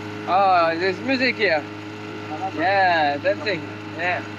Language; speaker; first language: English; non-native, learner; French